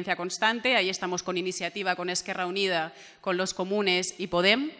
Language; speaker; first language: Spanish; native; Spanish